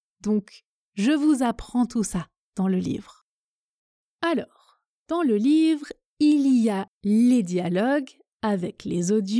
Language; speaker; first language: French; native; French